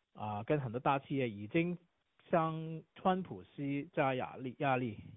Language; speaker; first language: Chinese; non-native, local second language; Cantonese